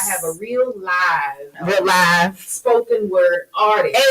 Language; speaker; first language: English; native; English